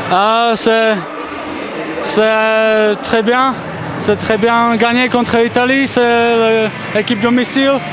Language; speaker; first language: French; non-native, learner; Czech